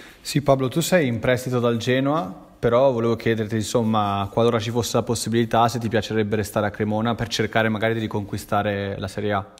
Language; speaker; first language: Italian; native; Italian